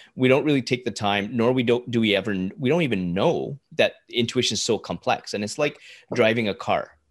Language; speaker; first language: English; early bilingual, other home language; Hindi